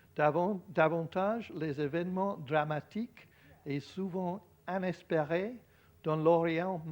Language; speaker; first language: French; non-native, fluent; English